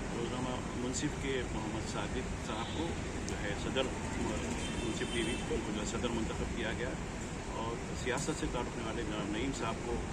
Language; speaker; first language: Hindi; non-native, local second language; Urdu